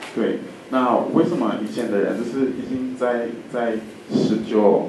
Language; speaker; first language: Chinese; non-native, fluent; French